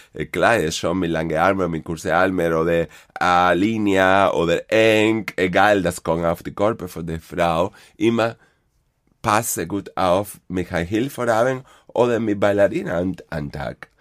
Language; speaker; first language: German; non-native, fluent; Spanish